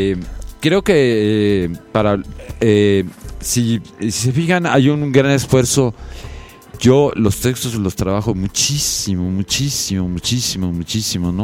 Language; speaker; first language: Spanish; native; Spanish